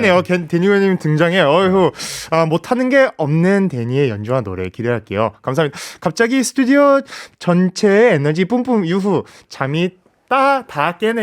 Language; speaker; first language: Korean; early bilingual, heritage; English